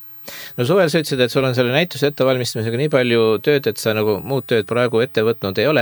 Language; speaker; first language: Estonian; native; Estonian